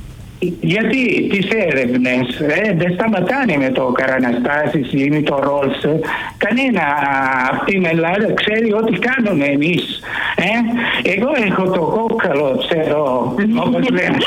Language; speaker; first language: Greek; early bilingual, heritage; Greek